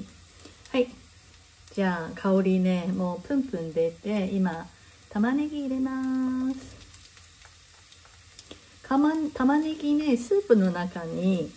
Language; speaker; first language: Japanese; non-native, learner; Chinese